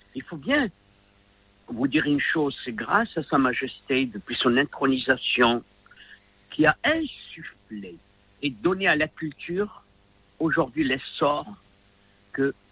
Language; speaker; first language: French; non-native, local second language; Arabic